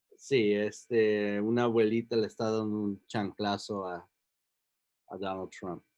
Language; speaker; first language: Spanish; early bilingual, heritage; Spanish